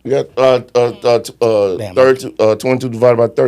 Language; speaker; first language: English; native; English